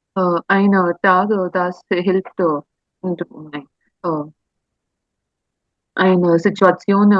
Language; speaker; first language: German; non-native, learner; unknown